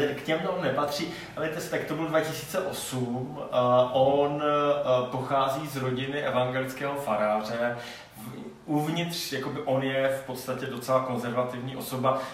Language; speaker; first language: Czech; non-native, local second language; Polish